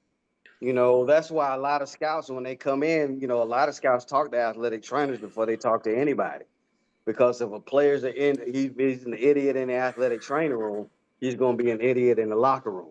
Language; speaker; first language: English; native; English